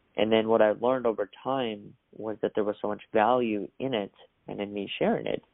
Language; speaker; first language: English; early bilingual, other home language; Russian